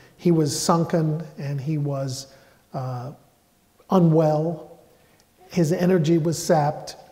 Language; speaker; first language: English; native; English